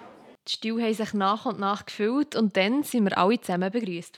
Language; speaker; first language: German; native; German